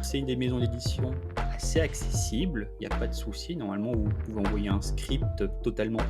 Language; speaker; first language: French; native; French